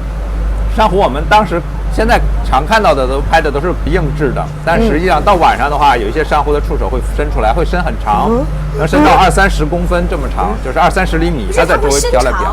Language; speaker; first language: Chinese; native; Chinese